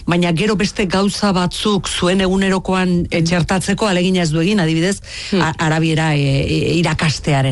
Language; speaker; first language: Basque; native; Basque